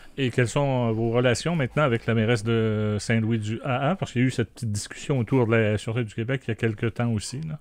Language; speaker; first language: French; native; French